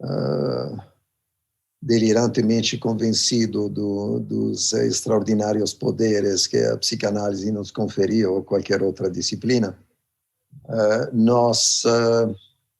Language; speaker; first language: Portuguese; non-native, fluent; Italian